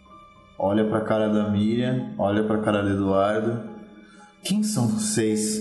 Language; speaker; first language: Portuguese; native; Portuguese